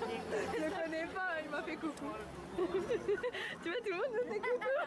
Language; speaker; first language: French; native; French